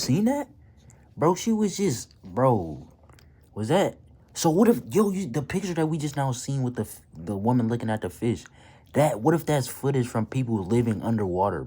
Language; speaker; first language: English; native; English